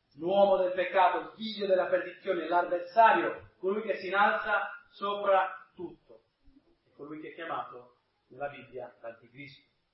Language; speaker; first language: Italian; non-native, fluent; English